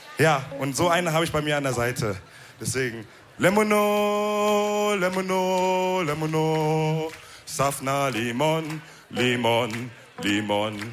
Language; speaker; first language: German; early bilingual, other home language; Wolof